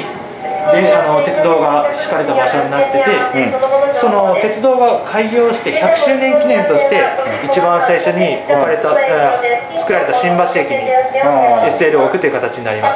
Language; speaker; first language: Japanese; native; Japanese